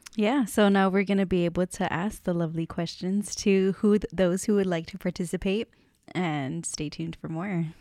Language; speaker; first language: English; early bilingual, other home language; Spanish